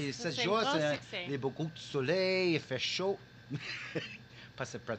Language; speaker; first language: French; non-native, local second language; English